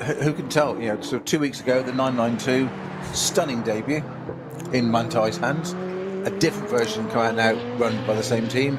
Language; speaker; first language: English; native; English